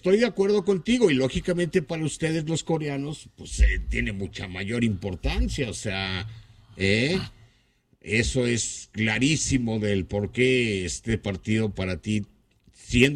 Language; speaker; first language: Spanish; native; Spanish